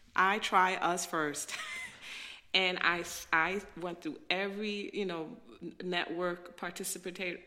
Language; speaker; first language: English; native; English